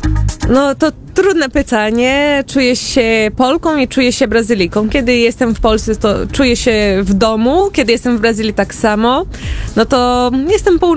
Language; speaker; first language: Polish; early bilingual, heritage; Portuguese